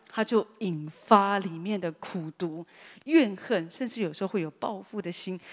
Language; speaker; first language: Chinese; native; Chinese